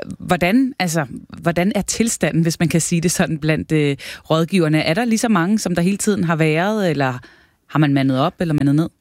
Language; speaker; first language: Danish; native; Danish